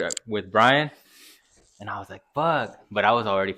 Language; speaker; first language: English; native; English